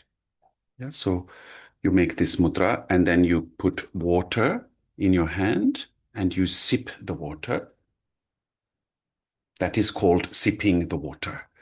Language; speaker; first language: English; non-native, fluent; German